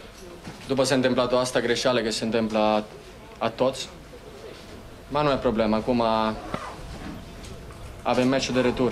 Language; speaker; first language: Romanian; non-native, learner; Italian